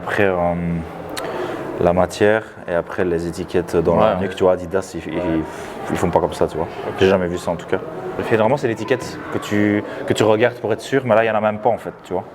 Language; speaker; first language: French; native; French